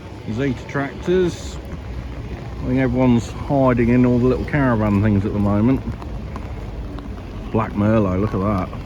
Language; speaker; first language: English; native; English